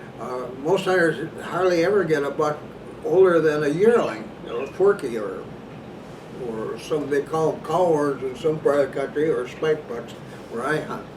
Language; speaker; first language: English; native; English